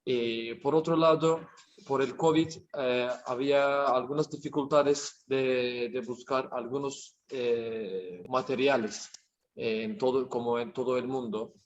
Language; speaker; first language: Spanish; non-native, learner; Turkish